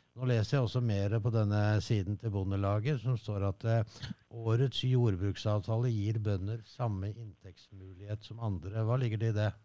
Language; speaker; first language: Norwegian; native; Norwegian